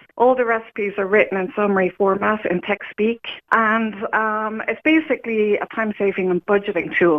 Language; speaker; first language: English; native; English